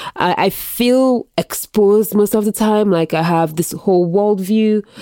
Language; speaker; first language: English; non-native, local second language; Yoruba